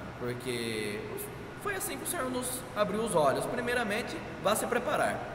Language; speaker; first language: Portuguese; native; Portuguese